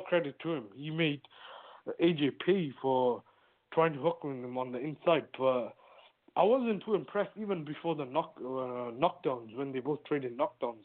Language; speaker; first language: English; native; English